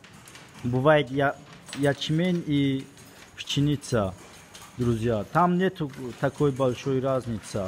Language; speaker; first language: Russian; non-native, fluent; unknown